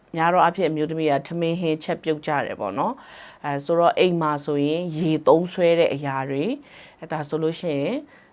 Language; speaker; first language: Burmese; non-native, local second language; Kachin